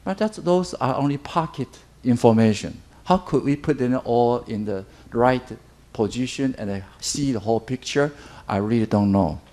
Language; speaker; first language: English; non-native, fluent; Chinese